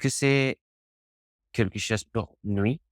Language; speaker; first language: French; non-native, learner; Spanish